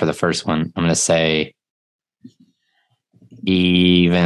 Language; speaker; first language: English; native; English